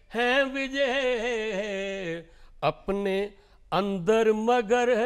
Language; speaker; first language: Hindi; non-native, local second language; Punjabi